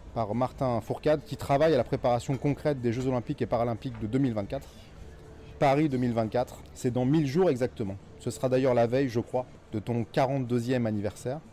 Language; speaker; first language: French; native; French